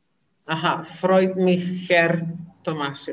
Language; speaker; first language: German; non-native, learner; Serbian